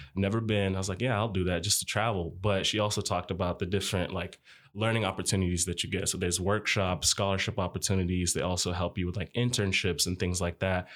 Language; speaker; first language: English; early bilingual, other home language; Arabic